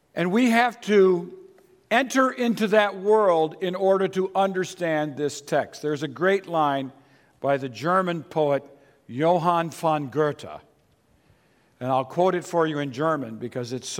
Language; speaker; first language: English; native; English